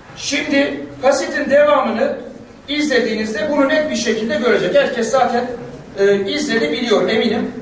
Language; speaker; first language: Turkish; non-native, local second language; Kurdish